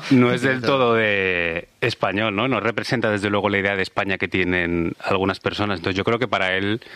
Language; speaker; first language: Spanish; native; Spanish